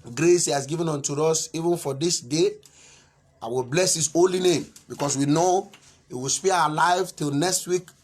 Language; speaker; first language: English; non-native, local second language; Yoruba